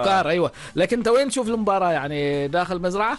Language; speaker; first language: Arabic; native; Arabic